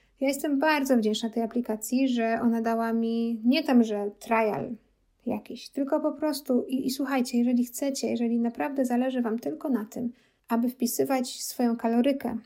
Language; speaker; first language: Polish; native; Polish